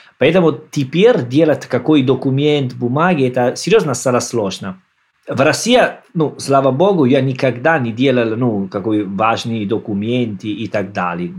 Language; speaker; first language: Russian; non-native, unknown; Italian